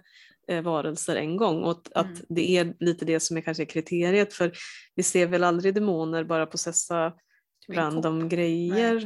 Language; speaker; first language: Swedish; native; Swedish